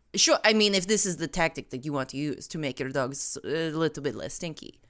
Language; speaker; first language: English; non-native, fluent; Russian